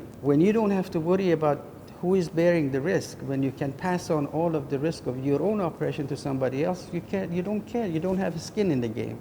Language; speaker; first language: English; non-native, fluent; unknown